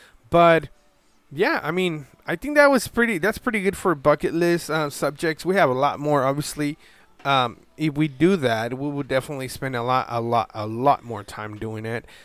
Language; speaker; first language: English; non-native, fluent; Spanish